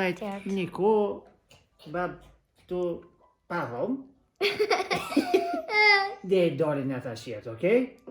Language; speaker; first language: Albanian; native; Albanian